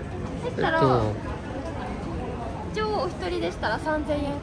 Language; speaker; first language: Japanese; native; Japanese